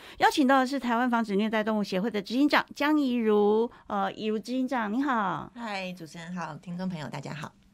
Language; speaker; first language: Chinese; native; Chinese